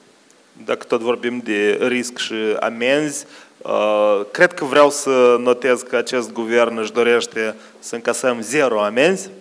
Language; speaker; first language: Romanian; native; Romanian